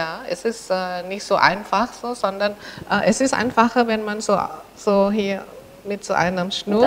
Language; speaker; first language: German; non-native, fluent; Indonesian